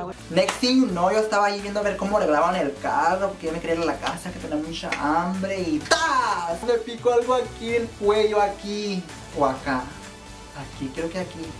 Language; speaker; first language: Spanish; early bilingual, heritage; Spanish